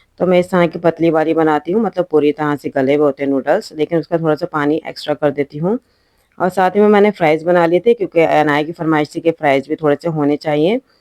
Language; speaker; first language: Hindi; native; Hindi